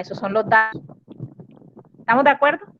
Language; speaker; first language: Spanish; native; Spanish